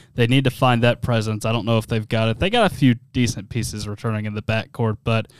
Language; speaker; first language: English; native; English